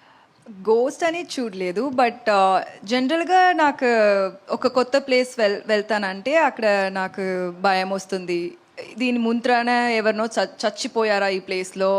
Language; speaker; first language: Telugu; non-native, learner; Tamil